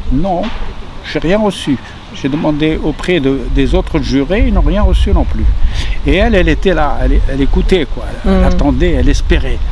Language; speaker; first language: French; non-native, local second language; Arabic